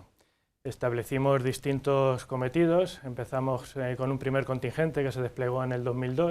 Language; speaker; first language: Spanish; native; Spanish